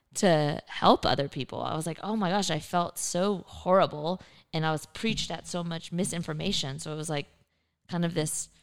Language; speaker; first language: English; native; English